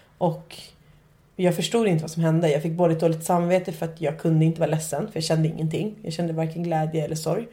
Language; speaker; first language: Swedish; native; Swedish